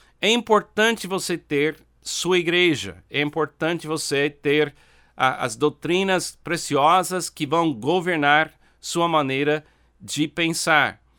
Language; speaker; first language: Portuguese; non-native, fluent; English